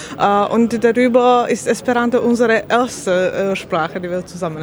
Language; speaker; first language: German; non-native, learner; Slovak